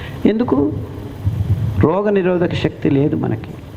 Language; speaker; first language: Telugu; native; Telugu